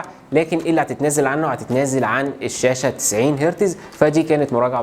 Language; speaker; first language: Arabic; native; Arabic